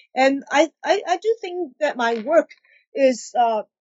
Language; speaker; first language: English; non-native, local second language; Cantonese